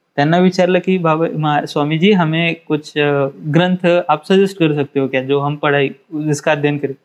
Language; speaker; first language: Hindi; non-native, local second language; Marathi